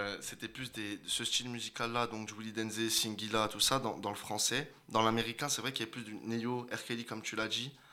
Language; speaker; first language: French; native; French